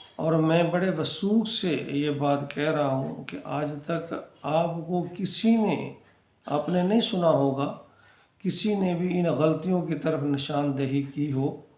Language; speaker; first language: Urdu; non-native, local second language; Punjabi